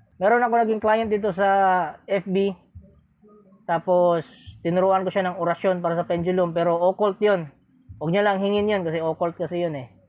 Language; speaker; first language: Filipino; non-native, local second language; Cebuano